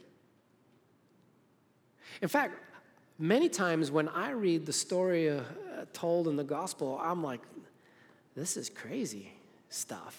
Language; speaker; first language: English; native; English